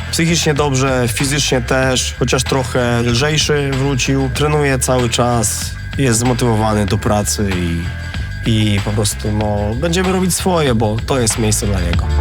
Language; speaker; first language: Polish; native; Polish